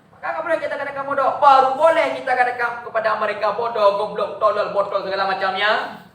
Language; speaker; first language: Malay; non-native, local second language; Achinese